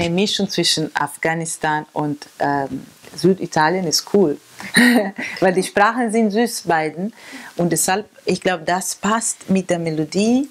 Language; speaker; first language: German; non-native, fluent; Italian